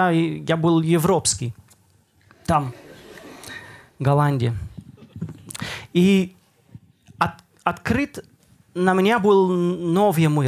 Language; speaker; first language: Russian; non-native, learner; Dutch